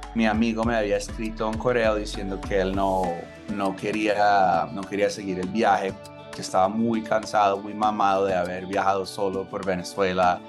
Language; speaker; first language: Spanish; non-native, fluent; English